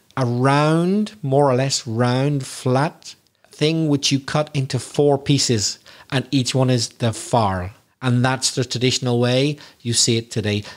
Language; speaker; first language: English; native; English